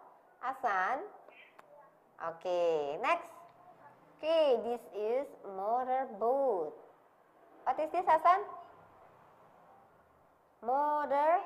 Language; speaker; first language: English; non-native, learner; Indonesian